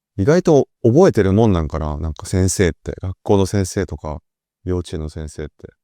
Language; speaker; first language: Japanese; native; Japanese